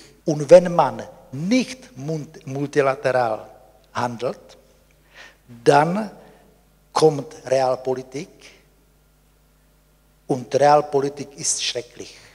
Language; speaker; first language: German; non-native, fluent; Czech